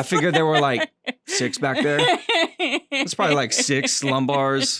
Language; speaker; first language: English; native; English